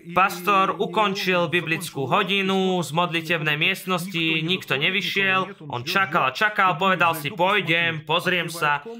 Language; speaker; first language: Slovak; non-native, fluent; Russian